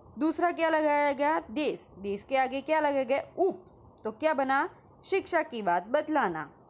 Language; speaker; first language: Hindi; non-native, local second language; Gujarati